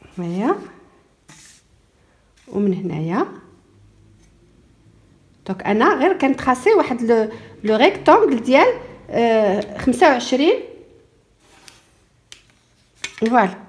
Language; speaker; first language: Arabic; native; Arabic